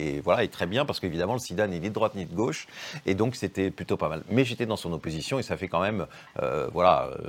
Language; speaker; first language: French; native; French